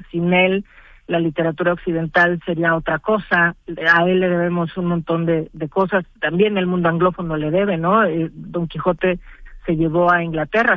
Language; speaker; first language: Spanish; native; Spanish